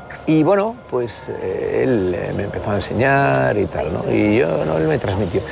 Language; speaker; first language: Spanish; native; Spanish